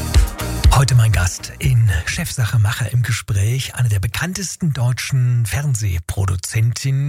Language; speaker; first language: German; native; German